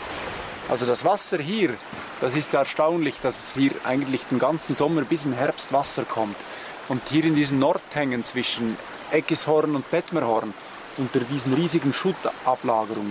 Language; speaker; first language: German; native; German